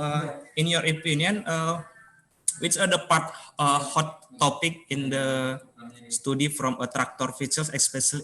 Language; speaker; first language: English; non-native, learner; Indonesian